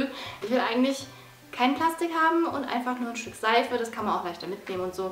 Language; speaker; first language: German; native; German